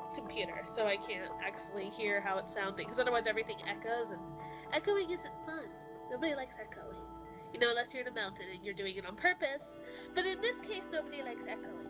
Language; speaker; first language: English; native; English